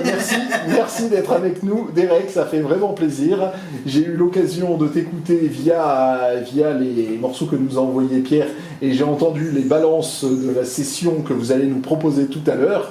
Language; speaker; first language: French; native; French